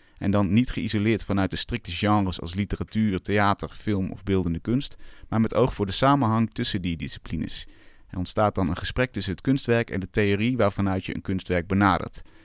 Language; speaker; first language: Dutch; native; Dutch